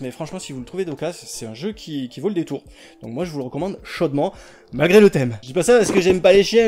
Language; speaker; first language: French; native; French